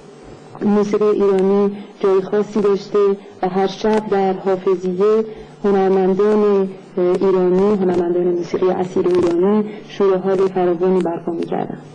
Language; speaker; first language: Persian; native; Persian